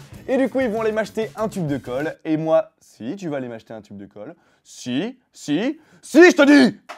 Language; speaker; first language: French; native; French